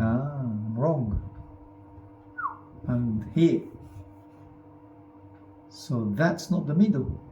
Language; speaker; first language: English; non-native, fluent; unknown